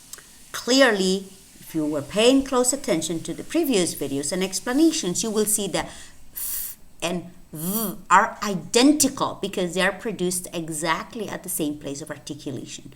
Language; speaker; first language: English; non-native, fluent; Spanish